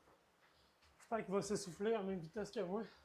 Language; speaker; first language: French; native; French